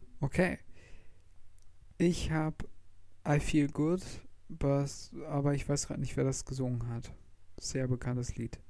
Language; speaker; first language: German; native; German